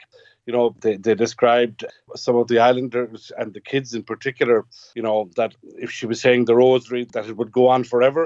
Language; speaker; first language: English; native; English